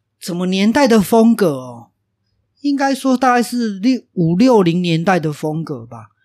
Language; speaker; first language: Chinese; native; Chinese